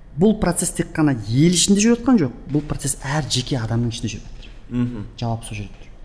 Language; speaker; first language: Kazakh; early bilingual, heritage; Kazakh